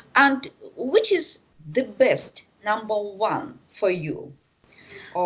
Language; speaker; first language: English; non-native, fluent; Russian